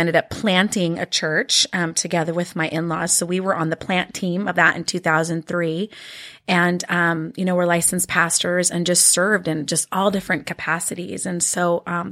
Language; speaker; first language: English; early bilingual, other home language; Norwegian